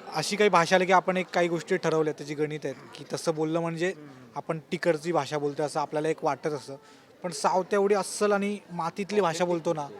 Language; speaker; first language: Marathi; native; Marathi